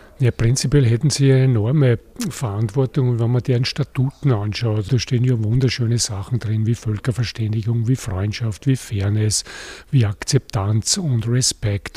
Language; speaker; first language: German; native; German